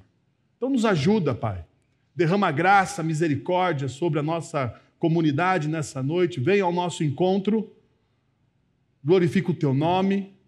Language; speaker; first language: Portuguese; native; Portuguese